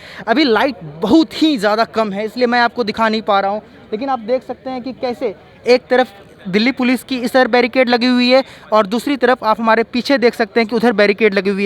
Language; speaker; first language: Hindi; native; Hindi